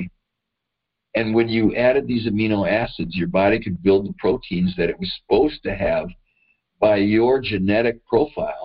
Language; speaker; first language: English; native; English